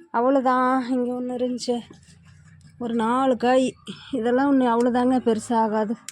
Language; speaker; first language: Tamil; non-native, local second language; Telugu